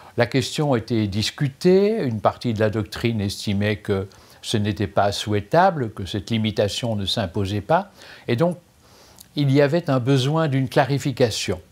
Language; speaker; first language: French; native; French